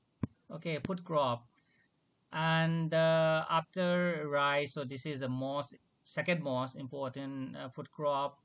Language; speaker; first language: English; non-native, local second language; Manipuri